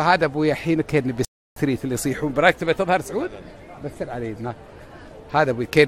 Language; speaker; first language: Arabic; native; Arabic